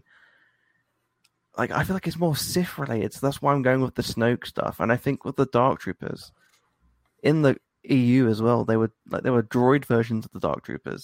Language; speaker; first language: English; native; English